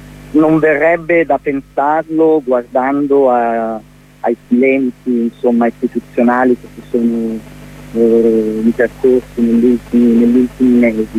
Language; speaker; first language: Italian; native; Italian